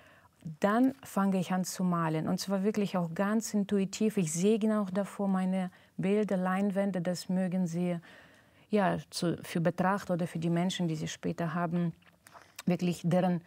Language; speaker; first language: German; non-native, fluent; Russian